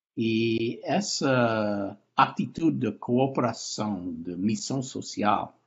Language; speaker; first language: Portuguese; non-native, fluent; English